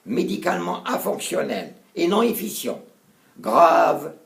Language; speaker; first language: French; non-native, local second language; Arabic